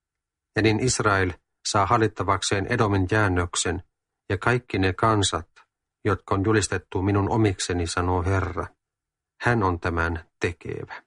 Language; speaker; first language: Finnish; native; Finnish